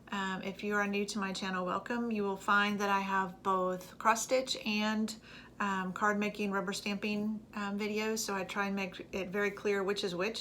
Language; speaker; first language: English; native; English